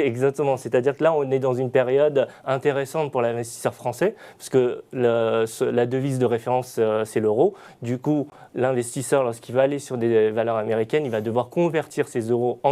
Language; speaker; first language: French; native; French